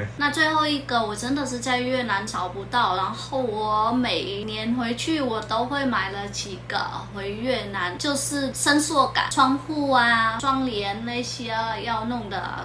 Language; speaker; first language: Chinese; non-native, fluent; Vietnamese